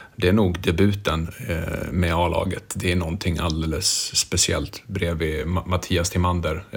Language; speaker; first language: Swedish; early bilingual, other home language; Bosnian